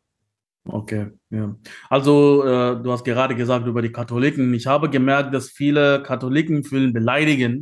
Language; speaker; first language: German; non-native, learner; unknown